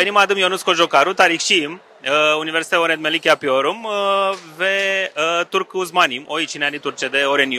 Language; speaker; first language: Turkish; non-native, learner; Romanian